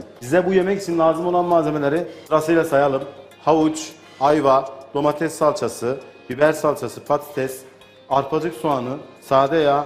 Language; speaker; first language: Turkish; native; Turkish